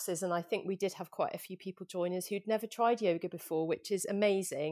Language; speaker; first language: English; native; English